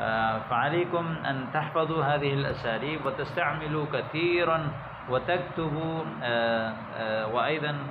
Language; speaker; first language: Arabic; non-native, fluent; Urdu